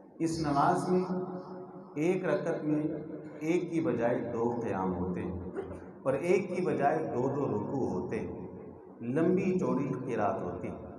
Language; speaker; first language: Urdu; non-native, local second language; Punjabi